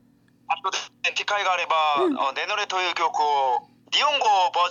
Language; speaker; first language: Japanese; non-native, learner; Korean